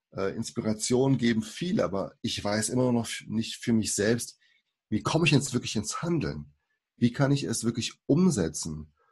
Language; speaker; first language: German; early bilingual, other home language; Portuguese